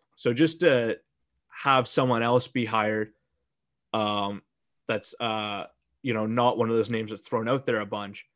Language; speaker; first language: English; native; English